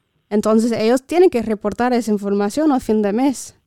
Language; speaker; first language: Spanish; non-native, fluent; English